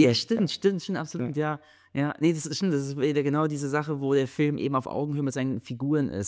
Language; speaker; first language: German; native; German